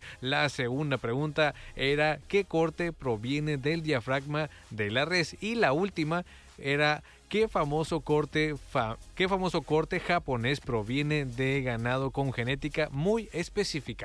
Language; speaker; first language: Spanish; native; Spanish